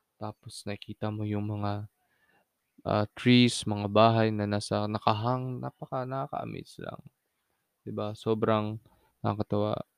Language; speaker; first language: Filipino; non-native, local second language; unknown